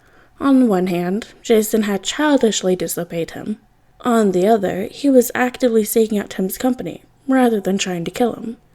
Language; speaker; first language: English; native; English